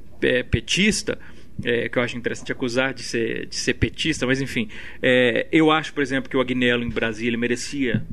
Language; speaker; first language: Portuguese; native; Portuguese